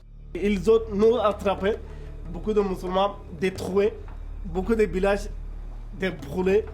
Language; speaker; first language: French; non-native, learner; Rohingya